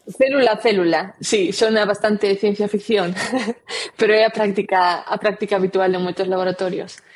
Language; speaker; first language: Galician; non-native, local second language; Spanish